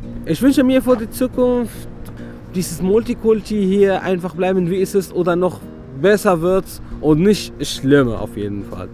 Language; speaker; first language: German; non-native, learner; Arabic